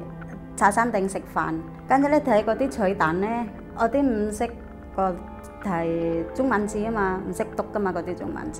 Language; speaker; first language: Chinese; non-native, fluent; Indonesian